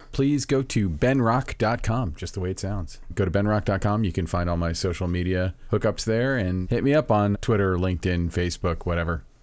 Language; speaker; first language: English; native; English